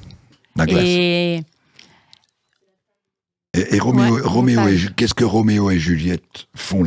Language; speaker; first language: French; native; French